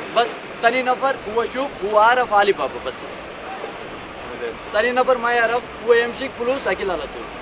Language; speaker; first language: Arabic; non-native, learner; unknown